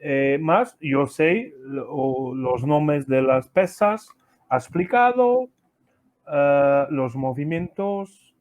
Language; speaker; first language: Spanish; non-native, learner; Portuguese